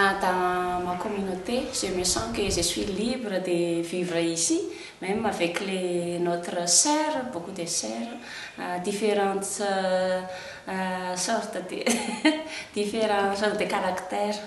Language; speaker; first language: French; non-native, local second language; Malagasy